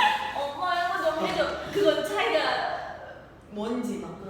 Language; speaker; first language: Korean; non-native, learner; Indonesian